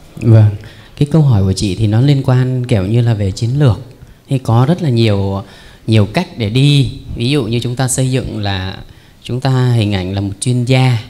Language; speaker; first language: Vietnamese; native; Vietnamese